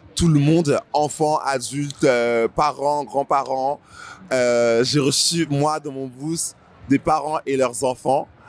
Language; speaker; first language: French; native; French